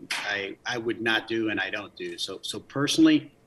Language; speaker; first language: English; early bilingual, other home language; Spanish